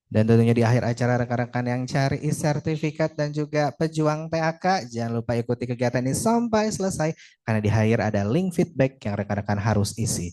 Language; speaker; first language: Indonesian; native; Indonesian